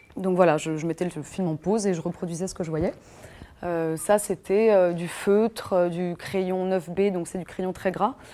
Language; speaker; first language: French; native; French